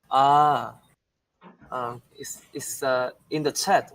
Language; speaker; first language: English; non-native, learner; Korean